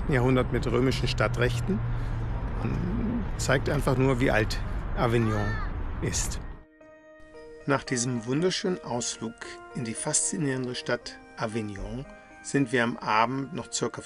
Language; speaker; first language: German; native; German